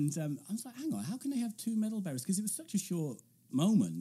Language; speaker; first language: English; native; English